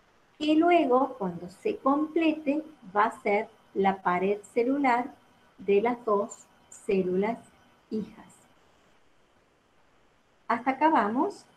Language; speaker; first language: Spanish; native; Spanish